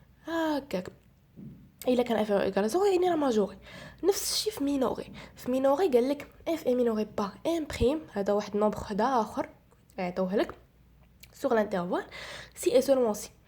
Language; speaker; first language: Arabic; native; Arabic